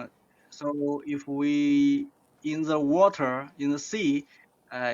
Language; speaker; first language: English; non-native, learner; Chinese